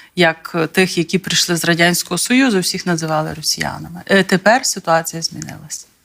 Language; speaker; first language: Ukrainian; native; Ukrainian